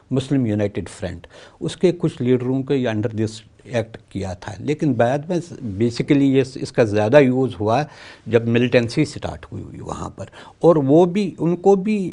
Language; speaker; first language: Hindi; non-native, local second language; Kashmiri